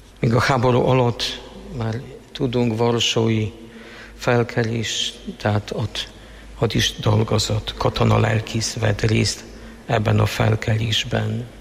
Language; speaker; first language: Hungarian; non-native, fluent; Polish